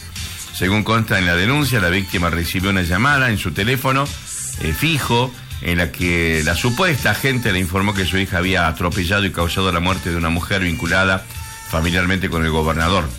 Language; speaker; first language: Spanish; native; Spanish